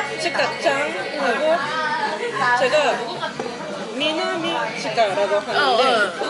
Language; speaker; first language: Korean; non-native, learner; Japanese